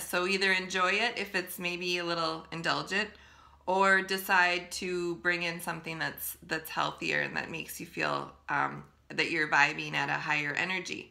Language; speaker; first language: English; native; English